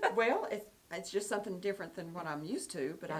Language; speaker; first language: English; native; English